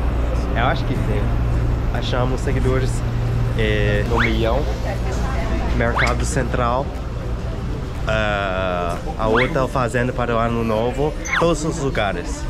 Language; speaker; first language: Portuguese; non-native, learner; English